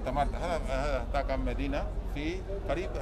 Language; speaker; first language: Arabic; non-native, learner; Spanish